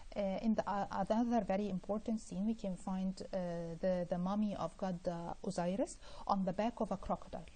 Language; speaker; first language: English; non-native, fluent; Arabic